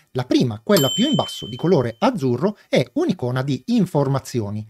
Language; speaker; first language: Italian; native; Italian